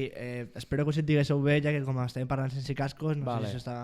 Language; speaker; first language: Catalan; native; Catalan